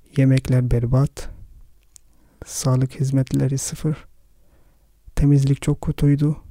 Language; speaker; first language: Turkish; non-native, fluent; Arabic